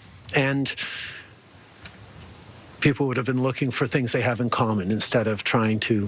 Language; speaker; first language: English; native; English